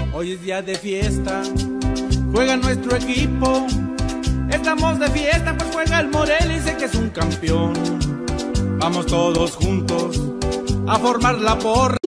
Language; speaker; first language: Spanish; native; Spanish